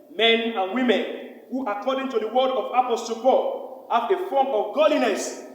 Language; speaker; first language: English; non-native, local second language; Yoruba